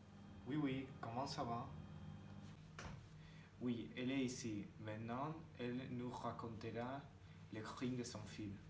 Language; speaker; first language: French; non-native, learner; Spanish